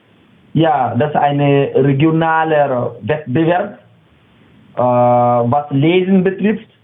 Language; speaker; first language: German; non-native, learner; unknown